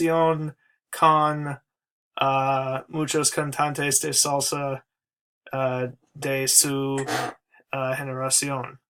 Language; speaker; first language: Spanish; non-native, learner; English